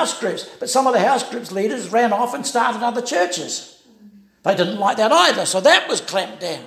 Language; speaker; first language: English; native; English